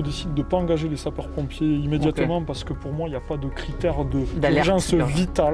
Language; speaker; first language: French; native; French